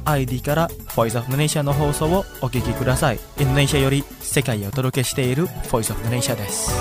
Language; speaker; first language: Japanese; non-native, fluent; Indonesian